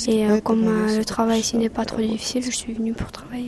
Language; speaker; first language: French; non-native, fluent; Russian